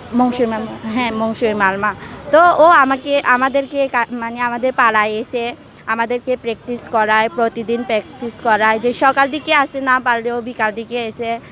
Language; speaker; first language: Bangla; non-native, local second language; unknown